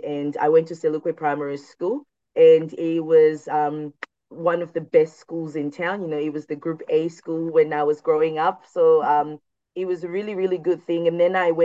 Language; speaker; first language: English; non-native, local second language; Shona